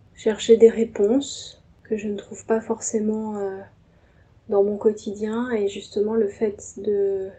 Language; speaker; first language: French; native; French